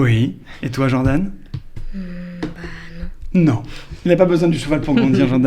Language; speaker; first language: French; native; French